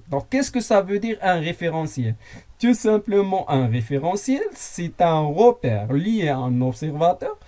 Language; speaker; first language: French; non-native, local second language; Arabic